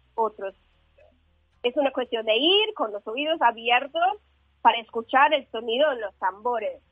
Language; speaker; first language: Spanish; non-native, fluent; English